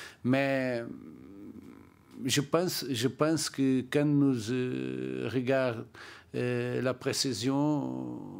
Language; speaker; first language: French; non-native, learner; Portuguese